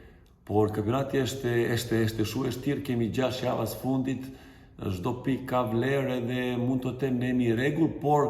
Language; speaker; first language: Albanian; non-native, fluent; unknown